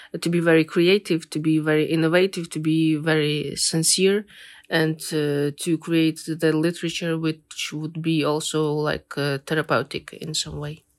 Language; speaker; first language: English; non-native, fluent; Ukrainian